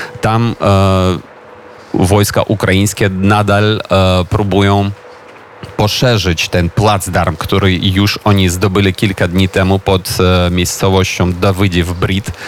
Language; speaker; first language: Polish; non-native, fluent; Ukrainian